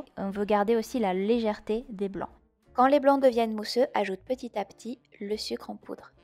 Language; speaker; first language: French; native; French